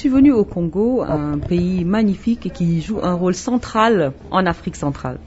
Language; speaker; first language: French; non-native, local second language; Wolof